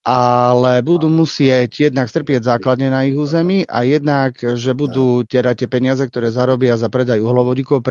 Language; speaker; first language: Slovak; native; Slovak